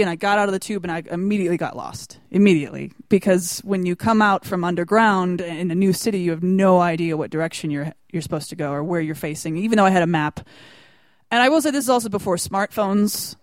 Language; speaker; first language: English; native; English